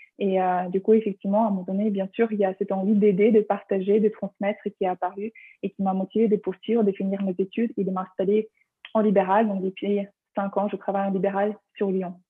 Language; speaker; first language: French; non-native, fluent; Ukrainian